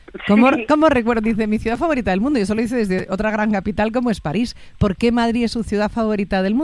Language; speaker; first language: Spanish; native; Spanish